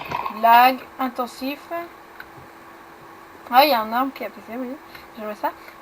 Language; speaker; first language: French; native; French